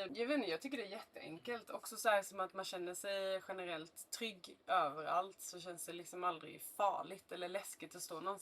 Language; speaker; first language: Swedish; native; Swedish